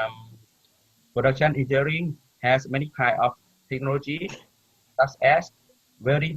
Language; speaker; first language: English; non-native, learner; Thai